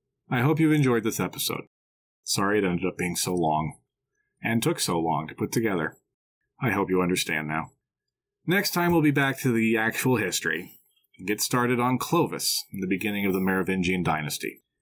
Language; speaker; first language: English; native; English